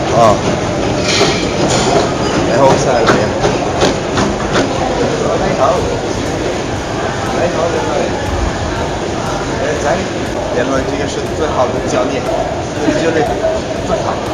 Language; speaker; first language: Chinese; non-native, learner; Italian